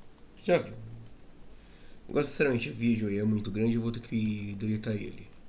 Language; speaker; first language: Portuguese; native; Portuguese